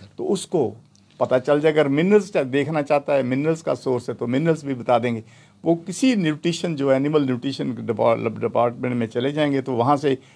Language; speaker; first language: Urdu; non-native, local second language; Punjabi